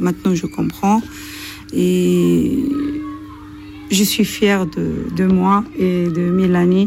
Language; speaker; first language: French; non-native, learner; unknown